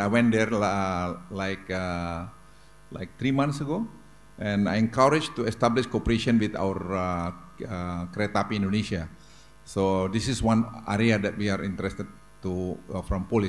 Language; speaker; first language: English; non-native, fluent; Indonesian